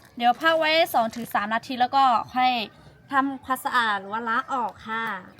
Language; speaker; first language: Thai; non-native, local second language; Lahu